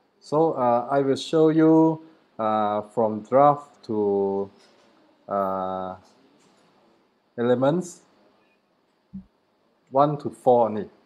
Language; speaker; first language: English; non-native, learner; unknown